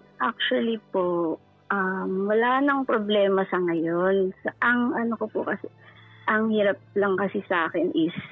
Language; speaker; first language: Filipino; native; Filipino